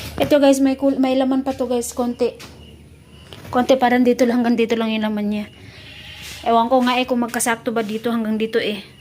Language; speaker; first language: Filipino; native; Filipino